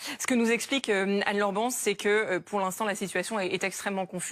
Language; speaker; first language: French; native; French